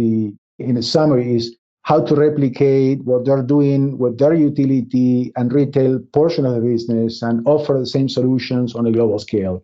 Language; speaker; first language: English; non-native, fluent; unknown